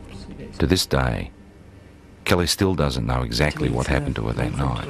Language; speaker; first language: English; native; English